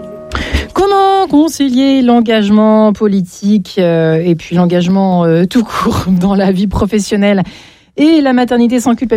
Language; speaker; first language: French; native; French